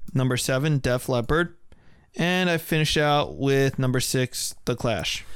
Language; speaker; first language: English; early bilingual, other home language; German